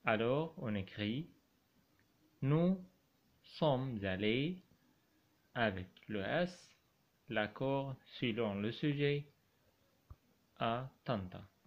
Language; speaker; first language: French; non-native, fluent; Arabic